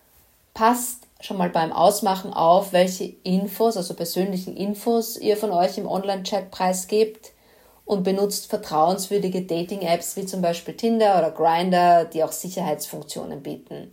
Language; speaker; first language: German; native; German